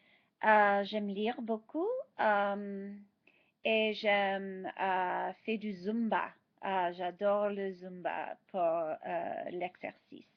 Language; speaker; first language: French; non-native, fluent; English